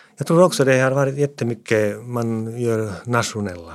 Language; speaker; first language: Swedish; non-native, fluent; Finnish